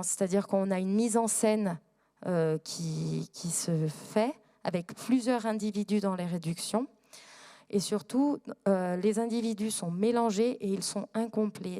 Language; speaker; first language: French; native; French